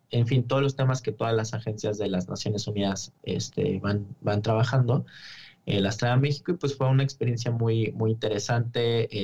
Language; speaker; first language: Spanish; native; Spanish